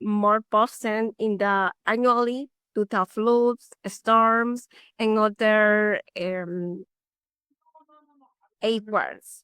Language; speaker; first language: English; non-native, learner; Spanish